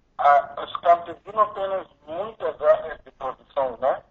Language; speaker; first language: Spanish; non-native, learner; Portuguese